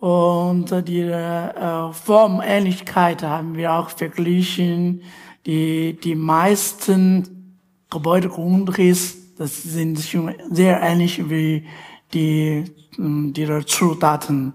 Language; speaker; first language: German; non-native, learner; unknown